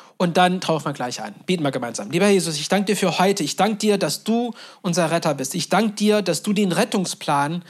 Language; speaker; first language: German; non-native, fluent; Turkish